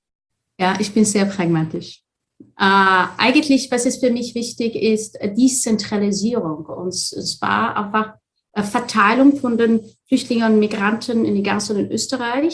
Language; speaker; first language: German; non-native, fluent; Arabic